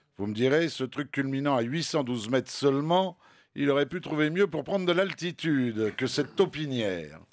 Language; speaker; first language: French; native; French